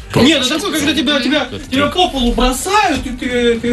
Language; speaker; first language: Russian; native; Russian